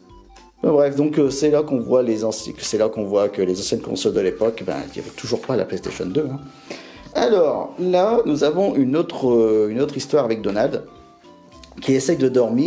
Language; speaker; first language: French; native; French